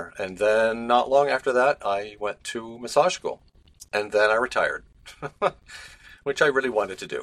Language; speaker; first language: English; native; English